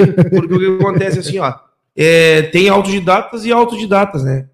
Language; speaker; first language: Portuguese; native; Portuguese